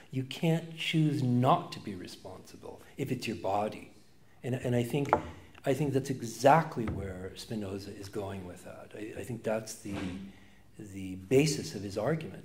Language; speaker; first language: English; native; English